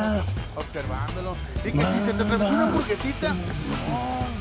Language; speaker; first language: Spanish; native; Spanish